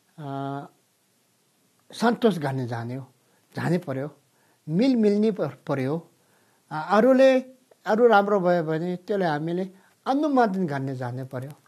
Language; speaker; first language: Nepali; non-native, fluent; Tibetan